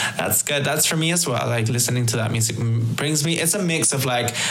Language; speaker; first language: English; early bilingual, other home language; Spanish